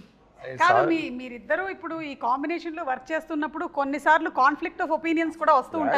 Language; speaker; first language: Telugu; native; Telugu